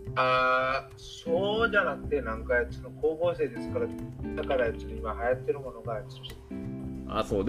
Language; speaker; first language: Japanese; non-native, learner; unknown